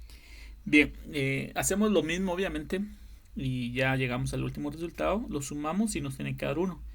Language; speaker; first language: Spanish; native; Spanish